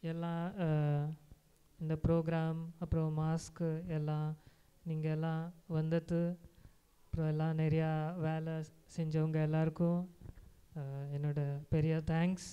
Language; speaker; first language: Tamil; non-native, fluent; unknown